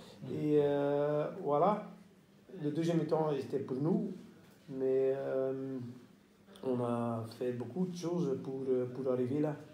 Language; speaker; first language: French; non-native, local second language; Dutch